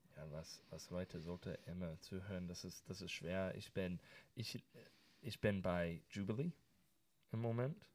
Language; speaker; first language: German; non-native, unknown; English